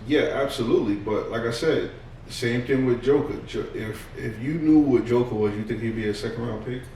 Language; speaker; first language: English; native; English